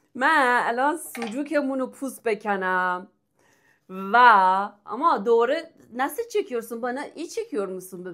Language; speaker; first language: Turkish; non-native, learner; Persian